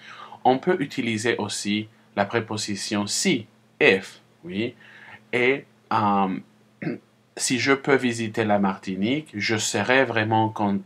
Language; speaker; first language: French; non-native, fluent; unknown